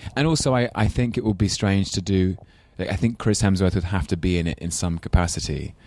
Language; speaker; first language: English; native; English